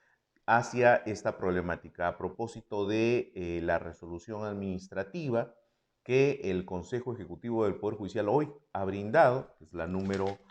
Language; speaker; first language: Spanish; native; Spanish